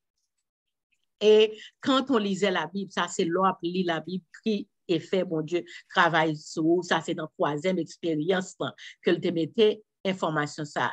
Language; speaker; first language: French; non-native, local second language; Haitian Creole